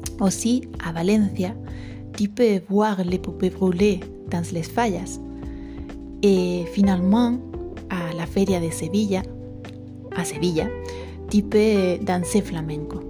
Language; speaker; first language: French; non-native, learner; Spanish